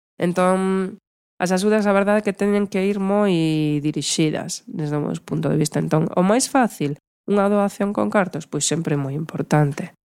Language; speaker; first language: Galician; non-native, local second language; Spanish